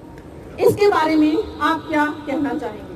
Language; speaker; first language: Hindi; native; Hindi